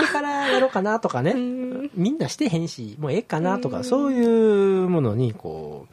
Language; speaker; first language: Japanese; native; Japanese